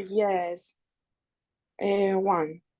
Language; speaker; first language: English; non-native, learner; Spanish